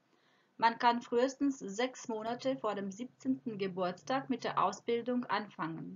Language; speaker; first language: German; non-native, fluent; Croatian